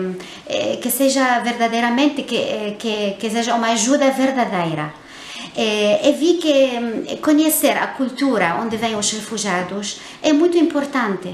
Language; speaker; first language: Portuguese; non-native, fluent; Arabic